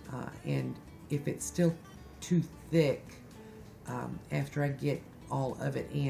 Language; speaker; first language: English; native; English